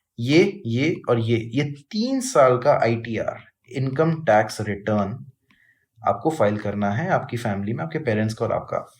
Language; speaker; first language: Hindi; native; Hindi